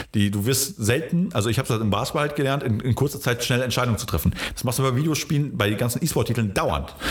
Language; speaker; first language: German; early bilingual, other home language; Polish